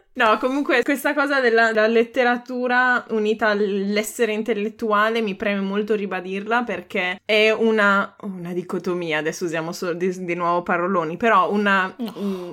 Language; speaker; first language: Italian; native; Italian